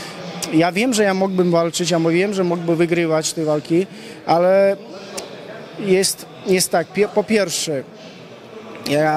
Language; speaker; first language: Polish; non-native, fluent; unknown